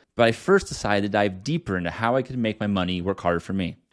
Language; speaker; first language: English; native; English